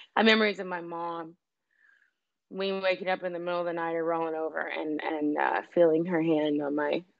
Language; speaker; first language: English; native; English